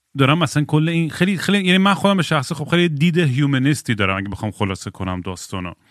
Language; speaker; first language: Persian; native; Persian